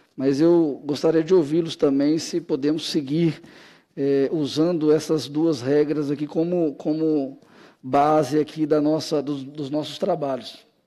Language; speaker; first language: Portuguese; native; Portuguese